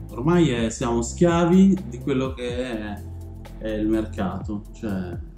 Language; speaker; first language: Italian; early bilingual, other home language; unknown